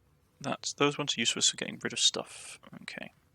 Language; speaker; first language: English; native; English